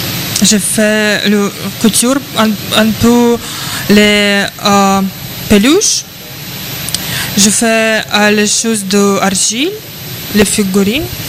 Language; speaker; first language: French; non-native, learner; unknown